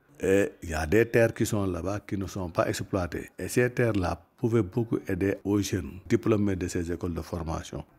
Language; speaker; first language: French; non-native, local second language; Wolof